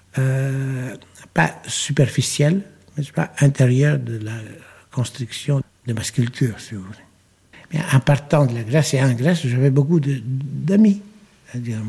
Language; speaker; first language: French; non-native, fluent; Greek